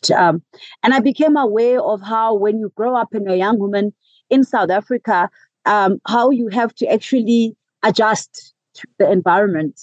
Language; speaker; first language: English; non-native, local second language; Xhosa